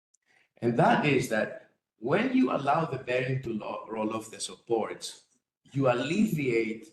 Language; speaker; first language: English; non-native, fluent; Greek